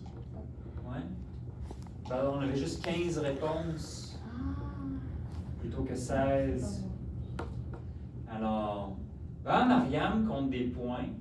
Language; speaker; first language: French; native; French